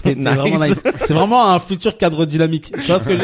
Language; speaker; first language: French; native; French